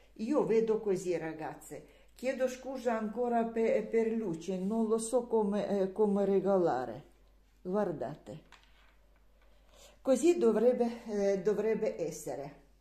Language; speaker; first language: Italian; non-native, learner; Russian